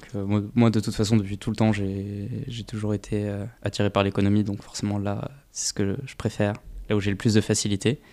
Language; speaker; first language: French; native; French